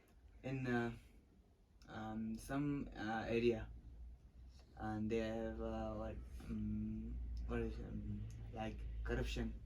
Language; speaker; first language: English; non-native, learner; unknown